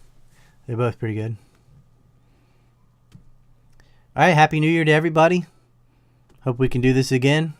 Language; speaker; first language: English; native; English